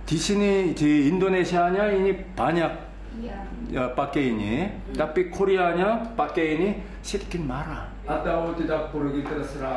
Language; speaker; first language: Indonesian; non-native, learner; Korean